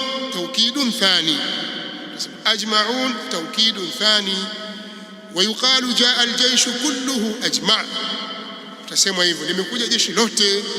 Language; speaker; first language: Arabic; non-native, fluent; Swahili